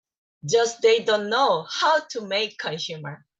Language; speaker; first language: English; non-native, learner; Korean